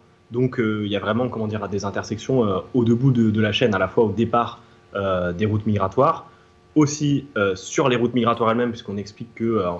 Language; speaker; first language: French; native; French